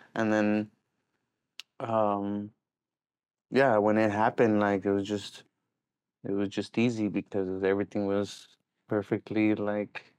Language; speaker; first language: English; native; English